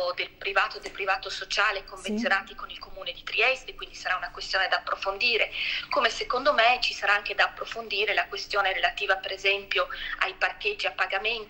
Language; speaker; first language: Italian; native; Italian